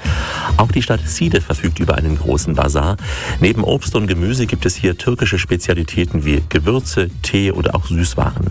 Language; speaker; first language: German; native; German